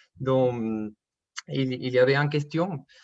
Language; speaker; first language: French; non-native, fluent; Spanish